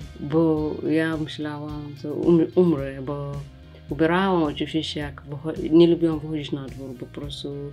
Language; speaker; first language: Polish; non-native, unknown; Tigrinya